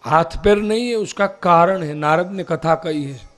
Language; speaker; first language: Hindi; non-native, local second language; Gujarati